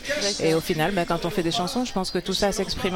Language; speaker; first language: French; non-native, local second language; Arabic